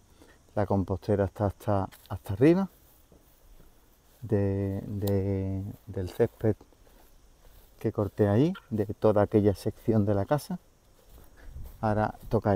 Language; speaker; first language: Spanish; native; Spanish